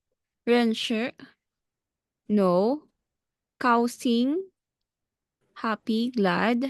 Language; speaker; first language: English; non-native, learner; Filipino